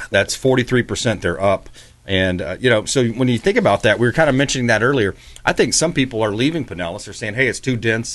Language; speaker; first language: English; native; English